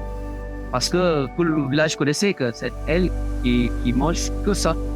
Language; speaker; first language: French; non-native, fluent; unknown